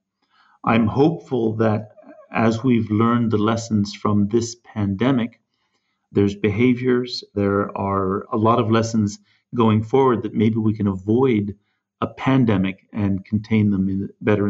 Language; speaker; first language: English; native; English